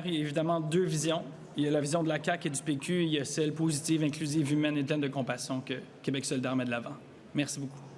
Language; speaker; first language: French; native; French